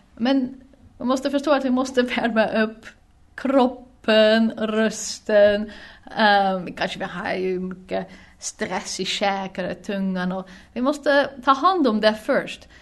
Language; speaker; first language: Swedish; non-native, fluent; Dutch